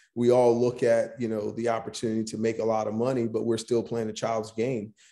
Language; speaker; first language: English; native; English